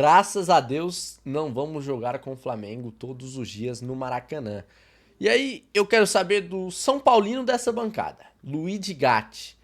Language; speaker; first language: Portuguese; native; Portuguese